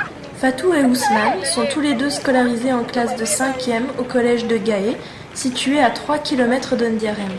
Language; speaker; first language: French; native; French